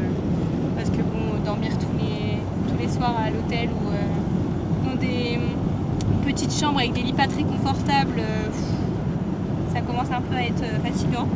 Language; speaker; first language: French; native; French